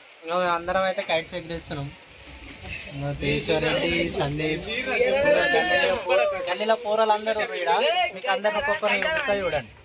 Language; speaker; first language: Telugu; native; Telugu